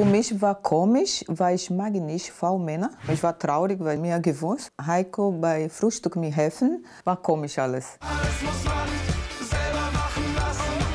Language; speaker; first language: German; non-native, learner; Portuguese